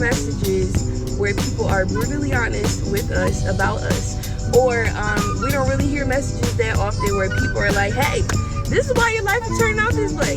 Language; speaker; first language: English; native; English